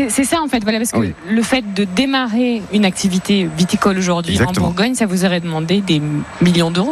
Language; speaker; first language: French; native; French